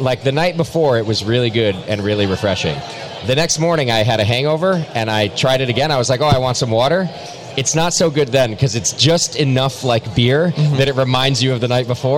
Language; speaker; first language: English; native; English